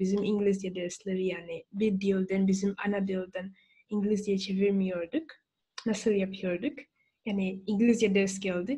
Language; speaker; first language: Turkish; non-native, fluent; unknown